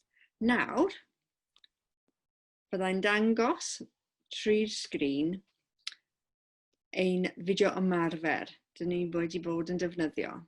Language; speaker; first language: Welsh; non-native, local second language; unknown